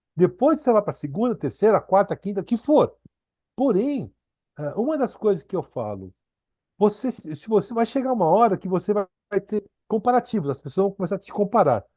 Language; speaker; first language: Portuguese; early bilingual, other home language; Korean